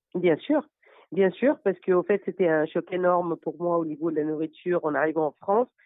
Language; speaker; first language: French; non-native, fluent; Persian